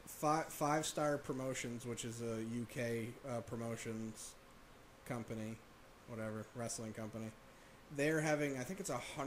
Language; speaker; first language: English; native; English